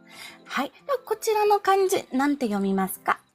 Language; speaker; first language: Japanese; non-native, fluent; Filipino